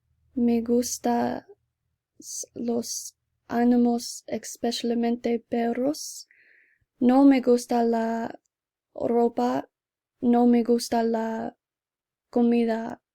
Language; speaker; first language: Spanish; non-native, learner; English